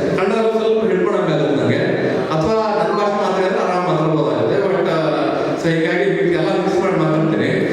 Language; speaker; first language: Kannada; non-native, local second language; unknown